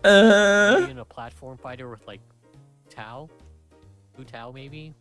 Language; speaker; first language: English; native; English